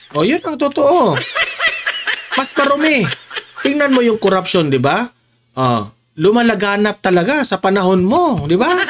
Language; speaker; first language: Filipino; non-native, local second language; Cebuano